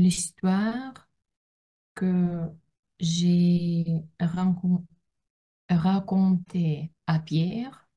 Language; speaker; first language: French; non-native, learner; Russian